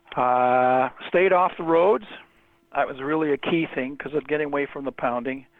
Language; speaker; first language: English; native; English